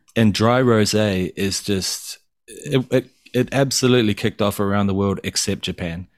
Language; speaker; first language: English; native; English